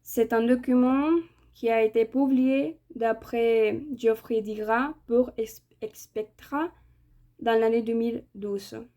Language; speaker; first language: French; non-native, fluent; Spanish